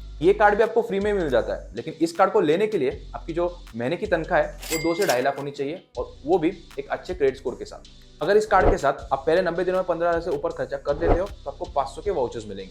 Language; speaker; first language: Hindi; native; Hindi